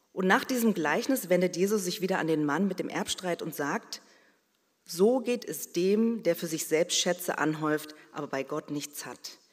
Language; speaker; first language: German; early bilingual, other home language; Korean